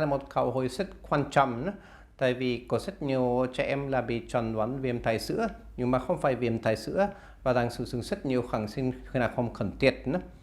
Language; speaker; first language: Vietnamese; non-native, learner; Swedish